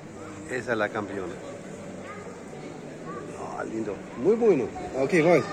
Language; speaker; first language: Spanish; non-native, learner; German